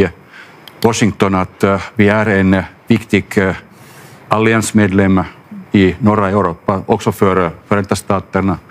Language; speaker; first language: Swedish; non-native, local second language; Finnish